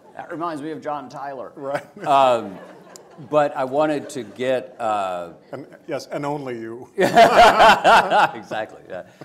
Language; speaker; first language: English; native; English